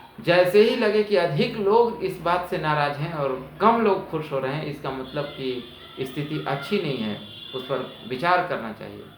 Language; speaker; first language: Hindi; native; Hindi